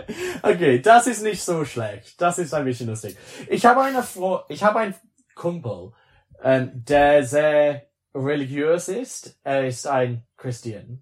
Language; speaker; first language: German; non-native, learner; English